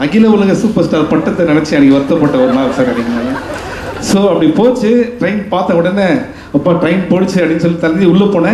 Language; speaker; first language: Tamil; native; Tamil